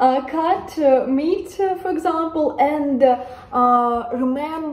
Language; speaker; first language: English; non-native, learner; Russian